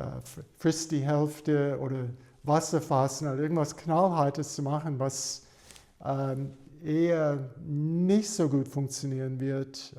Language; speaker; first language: German; non-native, fluent; English